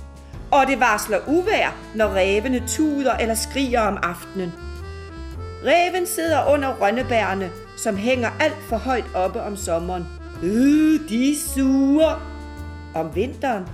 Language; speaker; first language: Danish; native; Danish